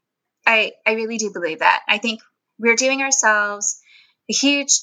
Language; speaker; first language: English; early bilingual, other home language; Spanish